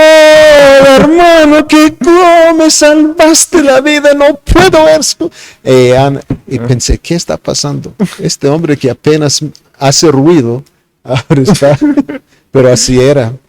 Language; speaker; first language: Spanish; non-native, fluent; English